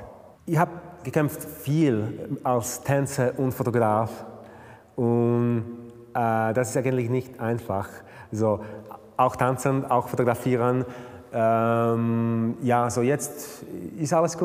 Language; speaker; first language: German; non-native, fluent; Slovak